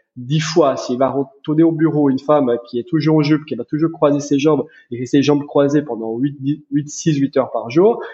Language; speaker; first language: French; non-native, fluent; Portuguese